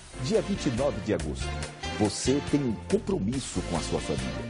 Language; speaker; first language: Portuguese; native; Portuguese